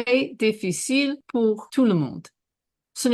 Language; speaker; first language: French; non-native, fluent; English